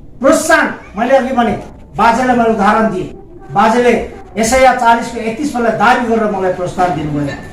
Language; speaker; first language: Nepali; non-native, local second language; Limbu